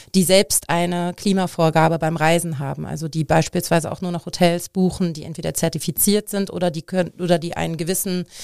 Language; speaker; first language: German; native; German